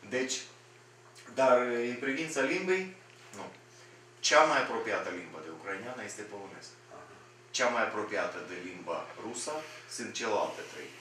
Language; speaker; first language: Romanian; non-native, fluent; Russian